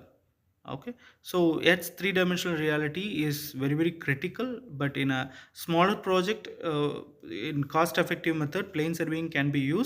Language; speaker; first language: English; non-native, local second language; Tamil